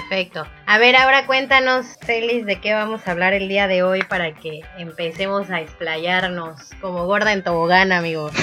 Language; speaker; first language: Spanish; native; Spanish